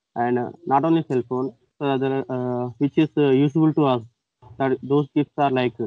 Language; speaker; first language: English; non-native, local second language; Telugu